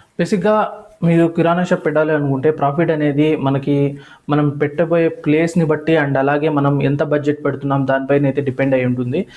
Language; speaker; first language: Telugu; non-native, local second language; Urdu